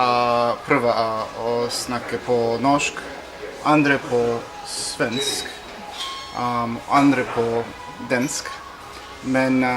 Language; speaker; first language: Norwegian; non-native, learner; Spanish